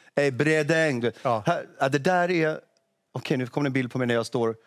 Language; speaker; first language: Swedish; native; Swedish